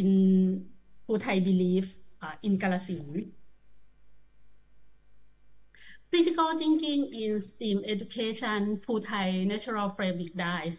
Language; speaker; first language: English; non-native, learner; Thai